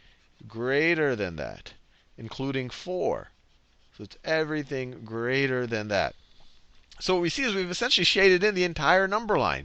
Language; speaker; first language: English; native; English